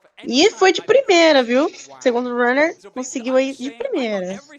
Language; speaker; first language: Portuguese; native; Portuguese